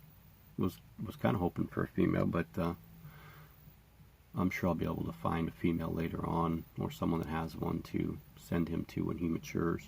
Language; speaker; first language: English; native; English